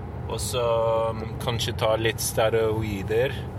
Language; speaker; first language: Norwegian; non-native, learner; English